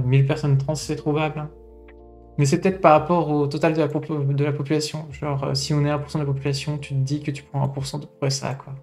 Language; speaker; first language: French; native; French